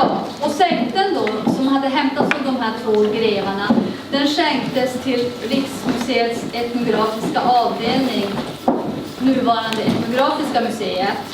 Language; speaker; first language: Swedish; native; Swedish